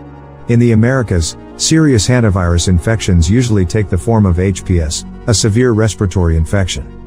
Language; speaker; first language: English; non-native, fluent; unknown